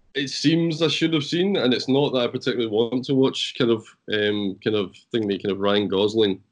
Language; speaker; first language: English; native; English